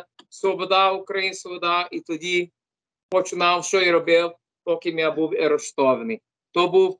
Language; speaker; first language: Ukrainian; early bilingual, heritage; Ukrainian